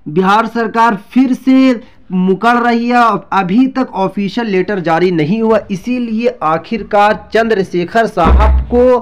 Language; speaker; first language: Hindi; native; Hindi